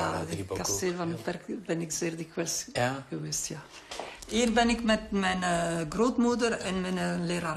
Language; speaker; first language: Dutch; non-native, local second language; French